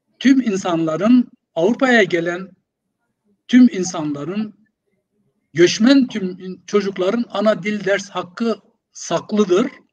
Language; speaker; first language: Turkish; non-native, local second language; Zaza